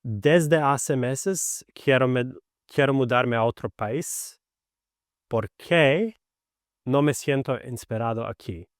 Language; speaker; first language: Spanish; non-native, fluent; English